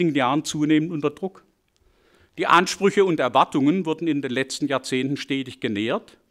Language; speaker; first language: German; native; German